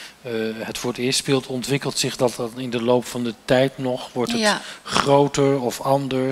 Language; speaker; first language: Dutch; native; Dutch